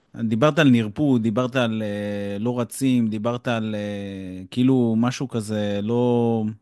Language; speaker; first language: Hebrew; native; Hebrew